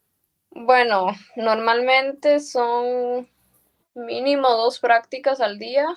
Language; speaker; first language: Spanish; early bilingual, heritage; Spanish